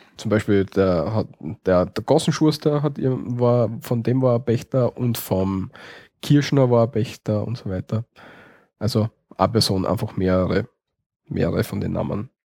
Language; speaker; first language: German; native; German